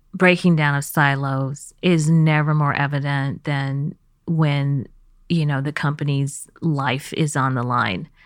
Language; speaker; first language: English; early bilingual, other home language; Chinese